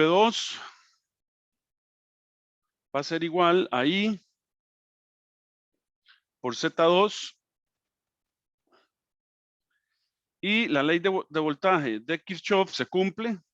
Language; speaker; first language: Spanish; native; Spanish